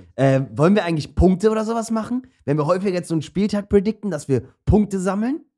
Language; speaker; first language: German; early bilingual, other home language; Turkish